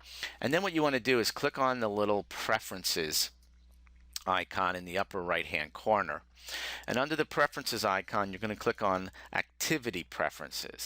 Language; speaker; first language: English; native; English